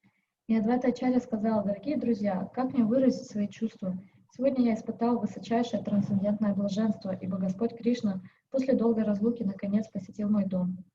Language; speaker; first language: Russian; native; Russian